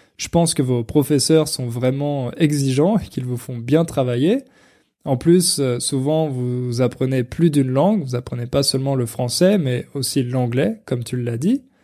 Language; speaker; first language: French; native; French